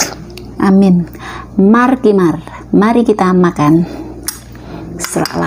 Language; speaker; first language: Indonesian; non-native, local second language; Javanese